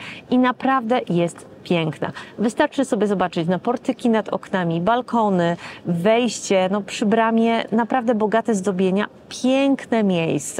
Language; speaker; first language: Polish; native; Polish